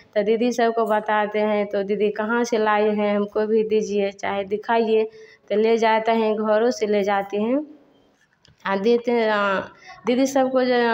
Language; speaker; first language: Hindi; native; Hindi